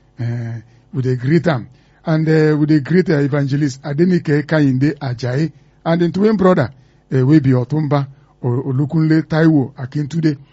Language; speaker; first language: Nigerian Pidgin; non-native, local second language; Igbo